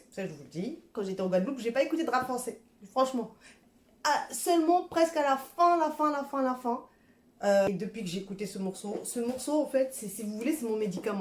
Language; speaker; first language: French; native; French